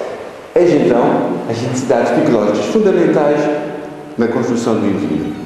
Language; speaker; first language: Portuguese; native; Portuguese